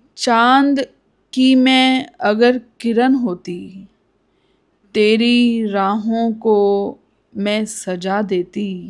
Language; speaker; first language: Hindi; non-native, local second language; Punjabi